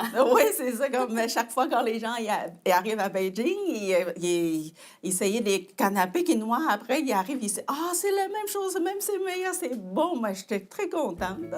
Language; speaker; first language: French; non-native, fluent; Chinese